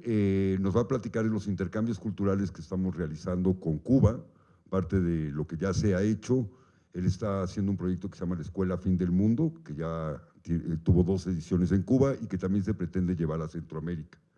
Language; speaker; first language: Spanish; native; Spanish